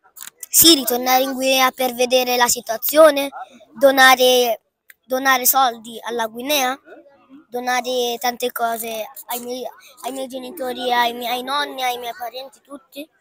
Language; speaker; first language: Italian; early bilingual, other home language; Fula